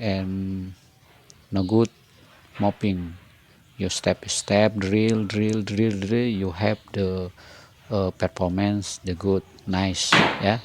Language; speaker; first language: English; non-native, learner; Indonesian